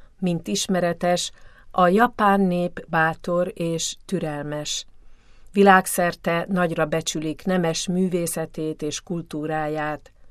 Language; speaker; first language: Hungarian; native; Hungarian